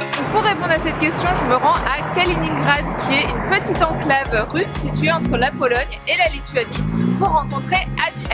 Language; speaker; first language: French; native; French